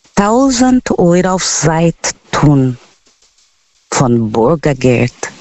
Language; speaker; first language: German; non-native, learner; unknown